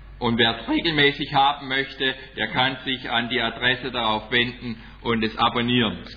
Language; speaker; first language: German; native; German